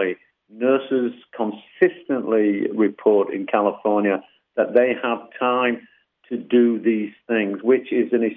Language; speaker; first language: English; native; English